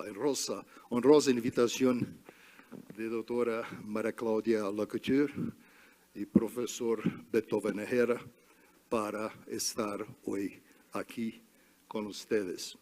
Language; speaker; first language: Spanish; non-native, learner; Portuguese